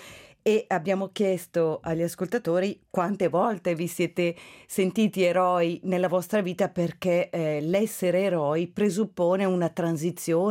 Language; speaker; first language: Italian; native; Italian